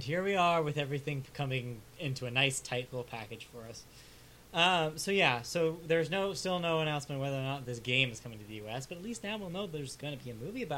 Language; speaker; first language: English; native; English